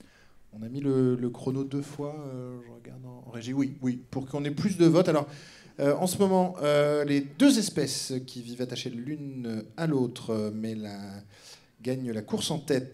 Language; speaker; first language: French; native; French